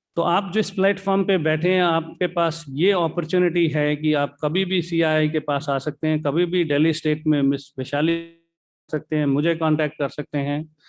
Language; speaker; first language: Hindi; native; Hindi